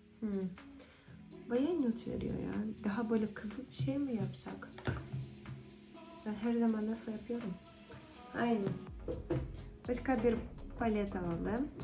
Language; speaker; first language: Turkish; non-native, fluent; Russian